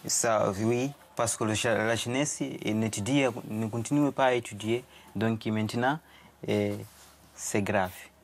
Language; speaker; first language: French; non-native, fluent; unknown